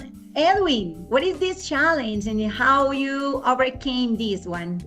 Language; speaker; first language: English; non-native, fluent; Spanish